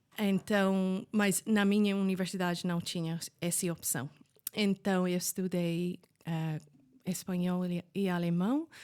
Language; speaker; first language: Portuguese; non-native, fluent; English